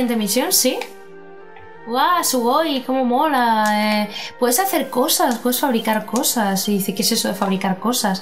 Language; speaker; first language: Spanish; native; Spanish